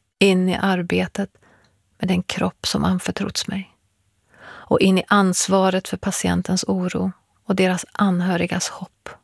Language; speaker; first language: Swedish; early bilingual, other home language; Persian